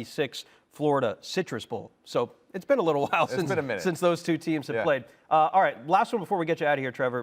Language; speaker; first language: English; native; English